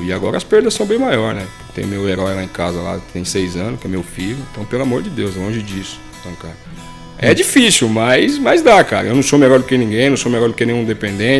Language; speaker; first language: Portuguese; native; Portuguese